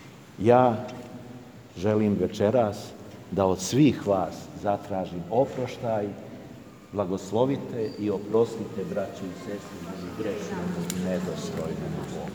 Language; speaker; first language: Serbian; native; Serbian